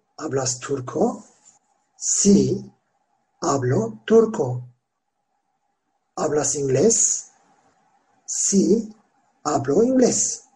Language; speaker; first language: Spanish; non-native, fluent; Turkish